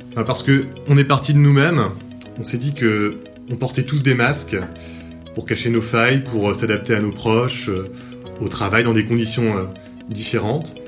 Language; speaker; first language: French; native; French